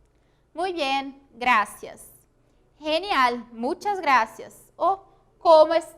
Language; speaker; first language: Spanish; non-native, fluent; Portuguese